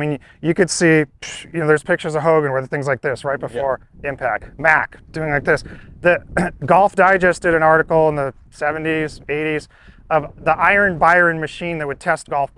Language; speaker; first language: English; native; English